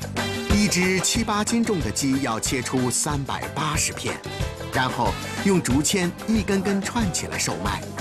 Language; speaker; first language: Chinese; native; Chinese